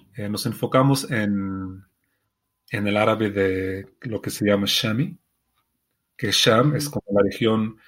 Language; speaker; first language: Spanish; non-native, fluent; Arabic